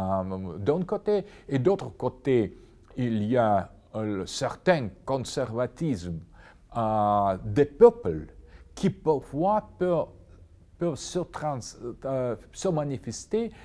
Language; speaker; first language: French; non-native, fluent; Russian